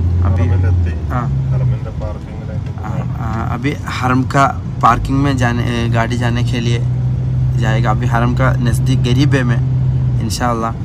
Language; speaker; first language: Hindi; non-native, local second language; Malayalam